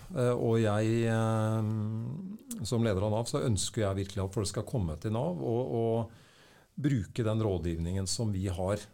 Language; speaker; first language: Norwegian; native; Norwegian